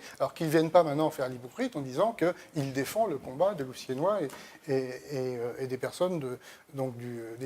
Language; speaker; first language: French; native; French